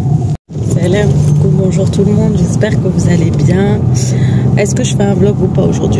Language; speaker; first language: French; native; French